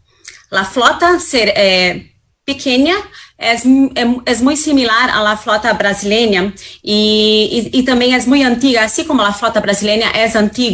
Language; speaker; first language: Spanish; non-native, fluent; Portuguese